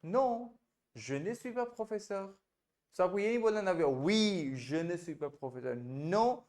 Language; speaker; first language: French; non-native, fluent; Hindi